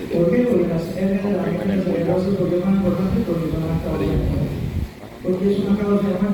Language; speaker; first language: Spanish; native; Spanish